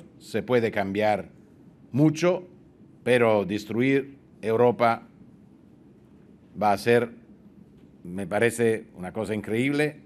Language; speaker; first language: Spanish; non-native, fluent; Italian